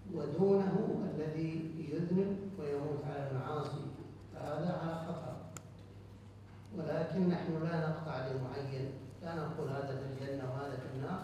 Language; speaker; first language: Arabic; native; Arabic